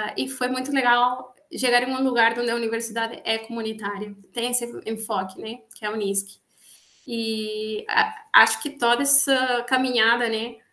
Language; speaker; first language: Portuguese; non-native, fluent; Spanish